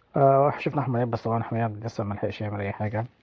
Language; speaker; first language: Arabic; native; Arabic